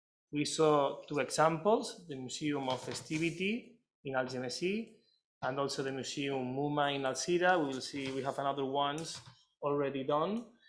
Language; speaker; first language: English; non-native, fluent; Spanish